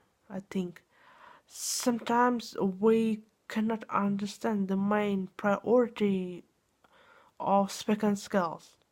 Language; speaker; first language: English; non-native, learner; Russian